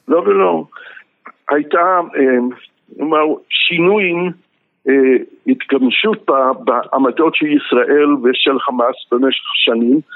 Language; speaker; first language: Hebrew; non-native, fluent; English